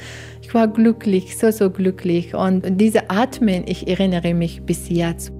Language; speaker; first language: German; non-native, learner; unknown